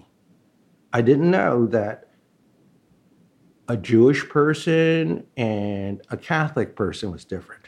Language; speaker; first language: English; early bilingual, other home language; Chinese